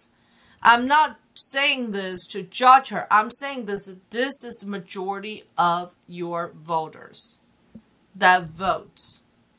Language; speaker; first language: English; non-native, fluent; Chinese